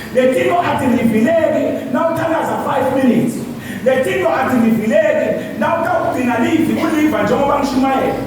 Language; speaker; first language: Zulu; non-native, local second language; Swati